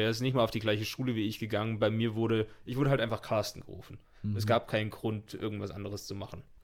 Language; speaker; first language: German; native; German